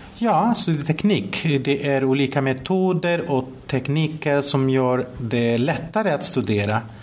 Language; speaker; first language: Swedish; non-native, fluent; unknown